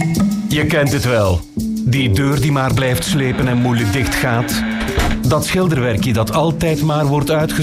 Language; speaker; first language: Dutch; native; Dutch